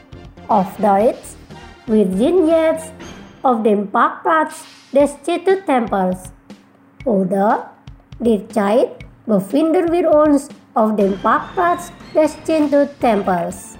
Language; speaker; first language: German; non-native, fluent; Indonesian